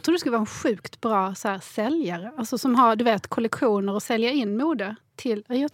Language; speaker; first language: Swedish; native; Swedish